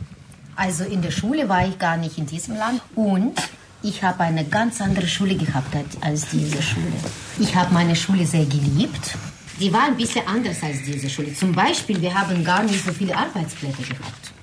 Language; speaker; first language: German; non-native, fluent; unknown